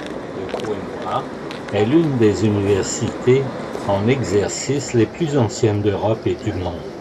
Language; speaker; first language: French; native; French